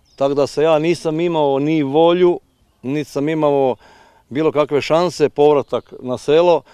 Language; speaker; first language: Croatian; native; Croatian